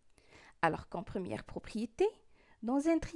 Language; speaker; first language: French; non-native, local second language; Arabic